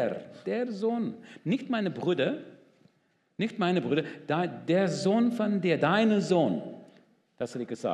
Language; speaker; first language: German; non-native, learner; English